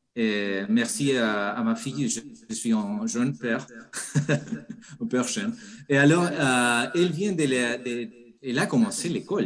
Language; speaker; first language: French; non-native, fluent; Spanish